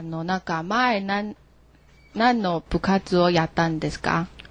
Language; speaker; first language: Japanese; non-native, learner; Chinese